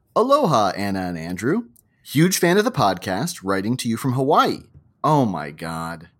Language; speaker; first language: English; native; English